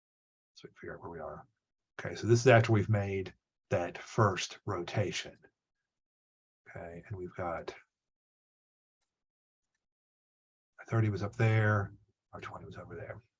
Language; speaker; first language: English; native; English